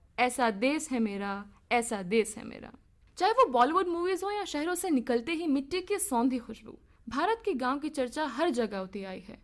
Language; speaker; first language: Hindi; native; Hindi